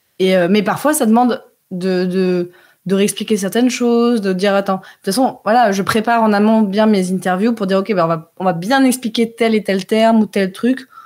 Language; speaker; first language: French; early bilingual, heritage; French